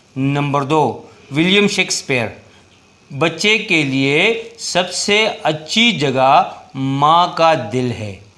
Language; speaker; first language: Urdu; non-native, local second language; Pashto